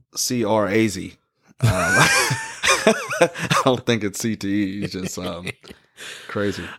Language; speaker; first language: English; native; English